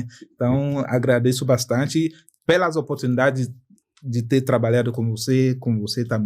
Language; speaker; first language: Portuguese; non-native, fluent; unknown